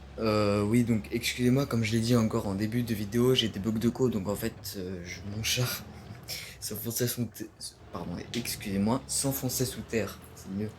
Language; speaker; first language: French; native; French